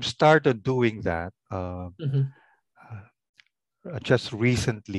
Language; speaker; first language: English; non-native, local second language; Pangasinan